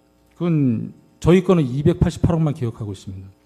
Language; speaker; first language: Korean; native; Korean